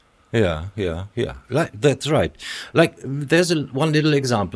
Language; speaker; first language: English; non-native, fluent; German